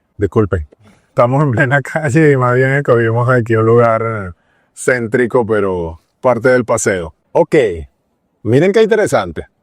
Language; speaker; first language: Spanish; native; Spanish